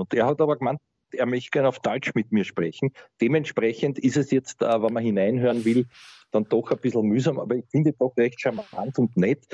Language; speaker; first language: German; native; German